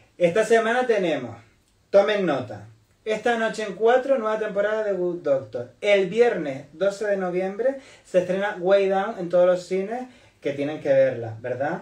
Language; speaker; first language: Spanish; native; Spanish